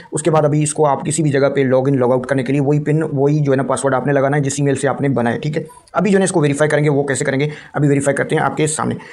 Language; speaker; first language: Urdu; non-native, local second language; Punjabi